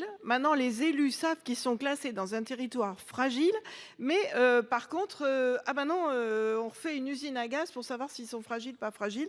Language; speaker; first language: French; native; French